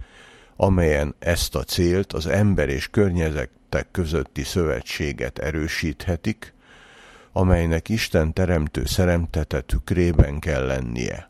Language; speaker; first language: Hungarian; native; Hungarian